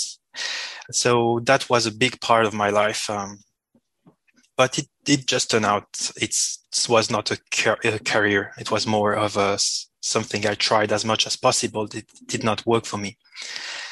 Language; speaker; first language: English; non-native, fluent; French